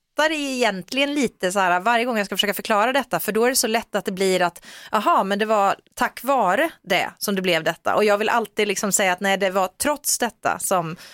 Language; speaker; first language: Swedish; native; Swedish